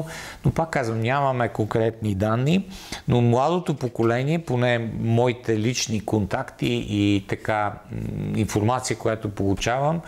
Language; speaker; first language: Bulgarian; native; Bulgarian